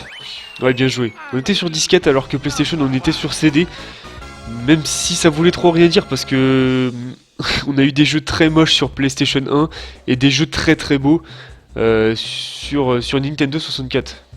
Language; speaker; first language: French; native; French